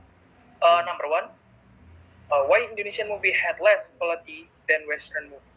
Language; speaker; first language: English; non-native, learner; Indonesian